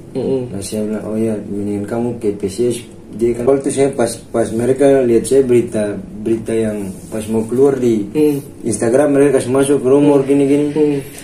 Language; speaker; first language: Indonesian; native; Indonesian